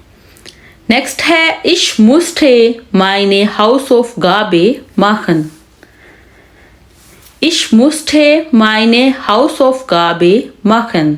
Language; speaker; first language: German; non-native, fluent; Urdu